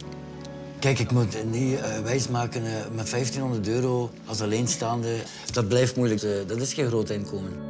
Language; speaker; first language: Dutch; native; Dutch